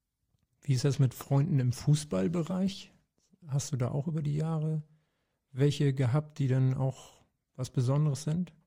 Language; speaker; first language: German; native; German